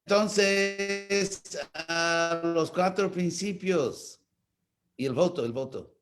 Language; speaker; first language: Spanish; non-native, fluent; English